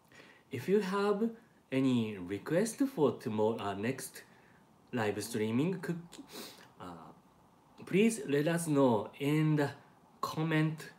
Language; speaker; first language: English; non-native, learner; Japanese